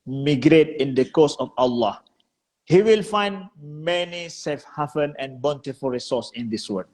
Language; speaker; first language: English; non-native, learner; Indonesian